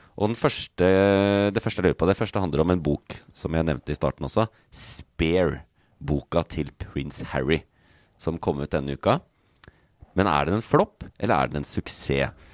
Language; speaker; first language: Norwegian; native; Norwegian